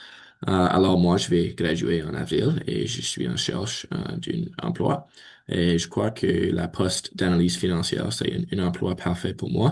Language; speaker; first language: French; non-native, learner; English